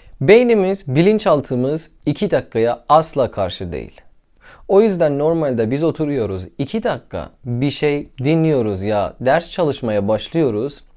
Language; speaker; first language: Turkish; non-native, learner; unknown